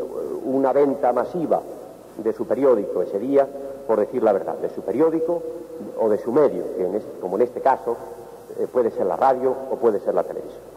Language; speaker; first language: Spanish; native; Spanish